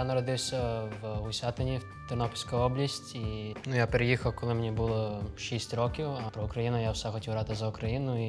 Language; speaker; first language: Ukrainian; early bilingual, other home language; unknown